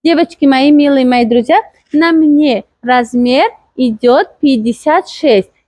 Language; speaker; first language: Russian; non-native, local second language; Tajik